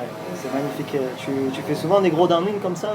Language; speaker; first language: French; native; French